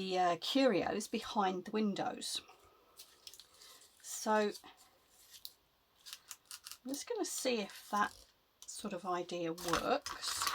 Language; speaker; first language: English; native; English